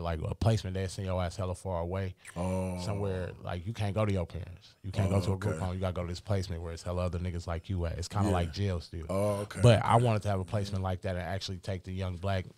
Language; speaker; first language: English; native; English